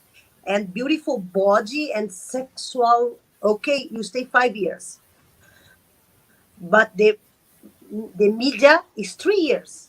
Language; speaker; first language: English; non-native, learner; Arabic